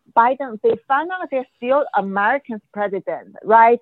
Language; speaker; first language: English; non-native, fluent; Chinese